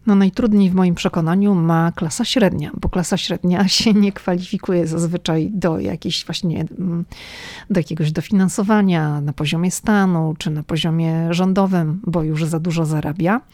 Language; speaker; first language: Polish; native; Polish